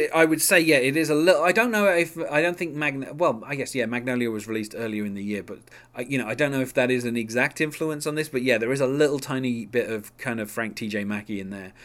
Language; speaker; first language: English; native; English